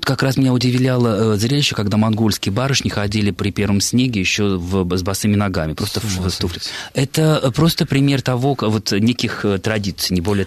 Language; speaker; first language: Russian; native; Russian